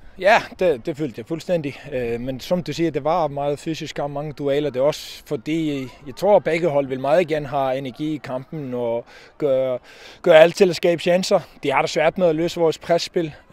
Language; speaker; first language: Danish; non-native, fluent; Icelandic